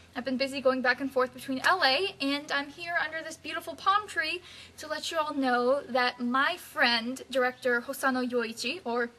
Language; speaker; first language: English; native; English